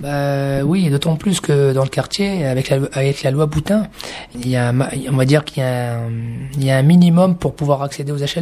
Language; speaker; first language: French; native; French